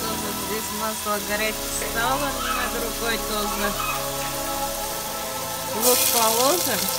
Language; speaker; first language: Russian; non-native, learner; Tajik